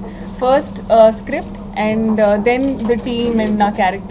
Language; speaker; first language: Telugu; non-native, fluent; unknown